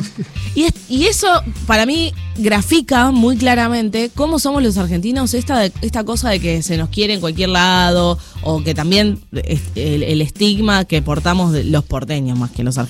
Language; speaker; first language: Spanish; native; Spanish